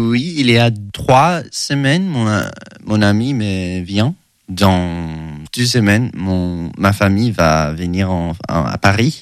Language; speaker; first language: French; non-native, learner; Swedish